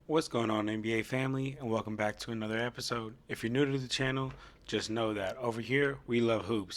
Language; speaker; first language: English; native; English